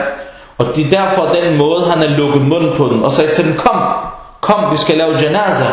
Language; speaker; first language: Danish; early bilingual, other home language; Arabic